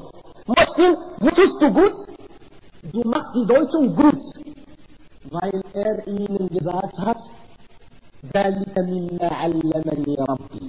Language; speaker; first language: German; non-native, fluent; Arabic